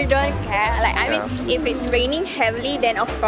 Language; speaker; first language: English; non-native, local second language; Malay